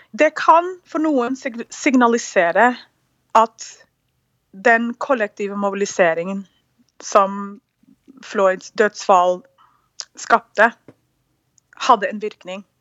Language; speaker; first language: Norwegian; non-native, fluent; English